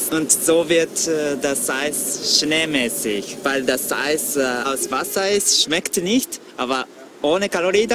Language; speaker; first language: German; non-native, fluent; Japanese